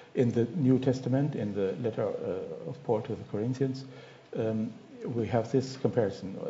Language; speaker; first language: English; non-native, fluent; German